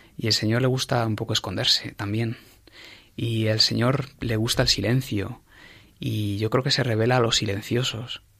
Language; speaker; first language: Spanish; native; Spanish